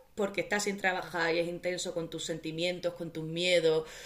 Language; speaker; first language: Spanish; native; Spanish